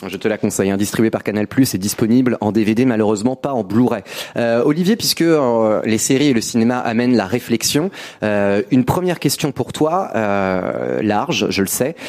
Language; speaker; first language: French; native; French